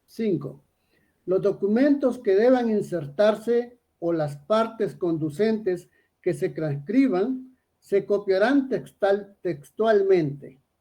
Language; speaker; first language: Spanish; native; Spanish